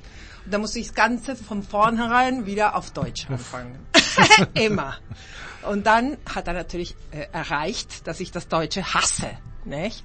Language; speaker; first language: German; early bilingual, heritage; German